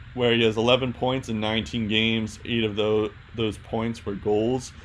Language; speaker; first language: English; native; English